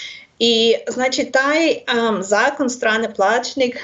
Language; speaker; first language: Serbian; non-native, learner; Russian